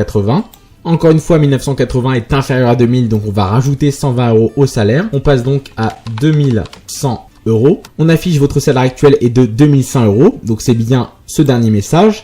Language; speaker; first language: French; native; French